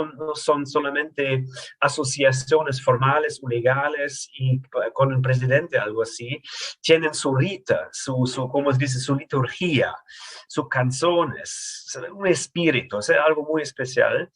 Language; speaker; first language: Spanish; non-native, fluent; German